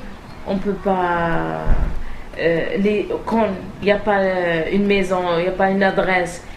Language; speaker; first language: French; non-native, learner; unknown